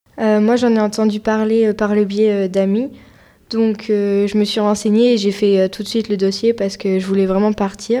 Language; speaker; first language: French; native; French